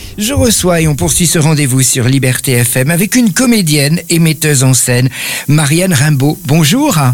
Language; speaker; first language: French; native; French